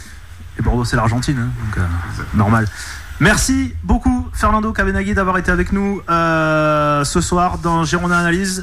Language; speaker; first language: French; native; French